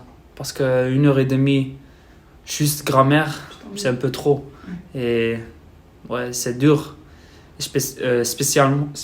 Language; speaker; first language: French; non-native, learner; Dutch